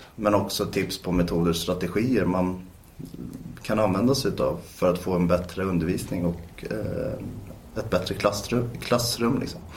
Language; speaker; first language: Swedish; native; Swedish